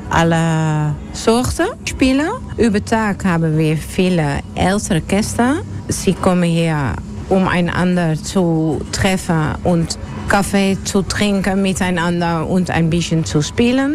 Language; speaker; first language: German; non-native, learner; Dutch